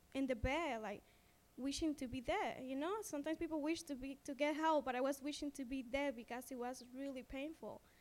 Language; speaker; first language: English; non-native, fluent; Spanish